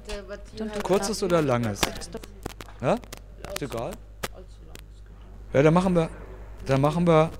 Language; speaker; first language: German; native; German